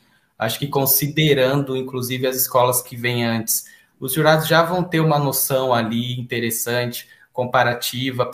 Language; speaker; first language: Portuguese; native; Portuguese